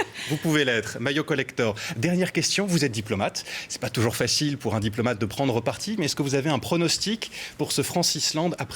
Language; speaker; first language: French; native; French